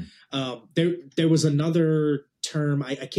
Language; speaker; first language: English; native; English